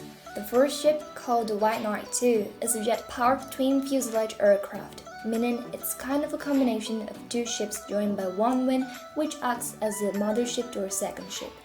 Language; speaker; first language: English; non-native, fluent; Spanish